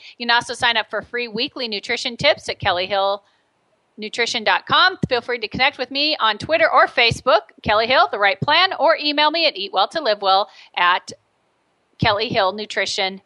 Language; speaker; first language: English; native; English